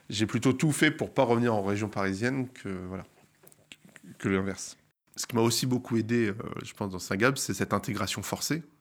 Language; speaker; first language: French; native; French